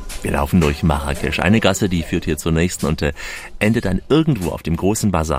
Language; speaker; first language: German; native; German